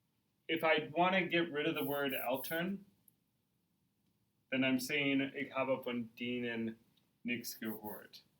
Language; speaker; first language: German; non-native, fluent; English